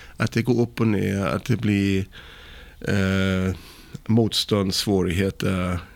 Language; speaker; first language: Swedish; non-native, fluent; German